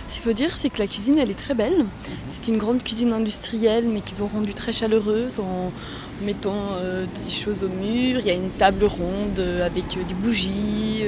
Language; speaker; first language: French; native; French